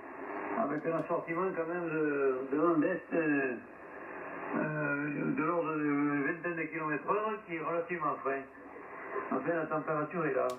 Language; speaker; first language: French; native; French